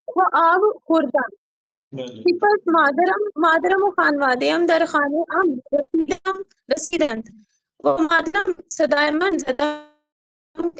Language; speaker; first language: Persian; non-native, learner; Urdu